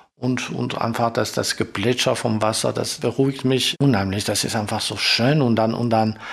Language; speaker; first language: German; non-native, fluent; French